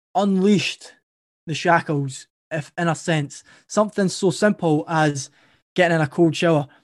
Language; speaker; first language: English; native; English